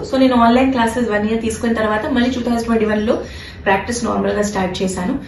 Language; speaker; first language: Telugu; non-native, fluent; Hindi